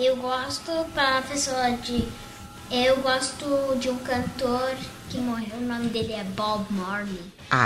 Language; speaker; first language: Portuguese; early bilingual, heritage; Portuguese